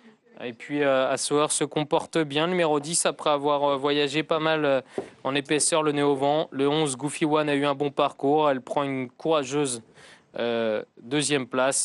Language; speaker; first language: French; native; French